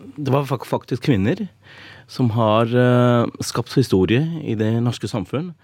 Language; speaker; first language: Norwegian; early bilingual, other home language; Urdu